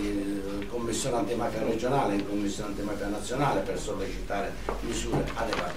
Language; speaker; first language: Italian; native; Italian